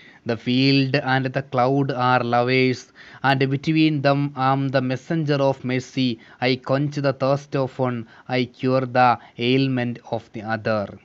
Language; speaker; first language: English; non-native, local second language; Malayalam